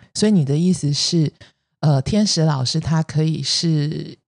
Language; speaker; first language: Chinese; native; Chinese